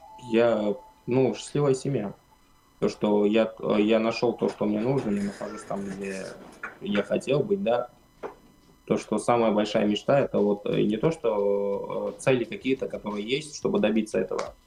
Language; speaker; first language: Russian; non-native, fluent; Kurdish